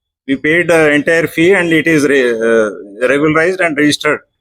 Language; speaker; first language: English; non-native, local second language; Telugu